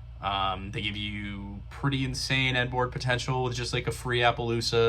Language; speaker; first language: English; native; English